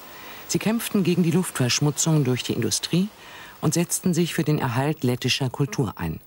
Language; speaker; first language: German; native; German